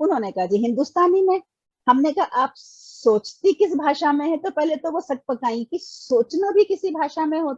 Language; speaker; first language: Hindi; native; Hindi